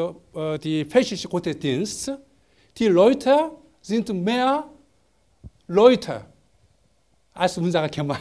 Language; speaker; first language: German; non-native, learner; Korean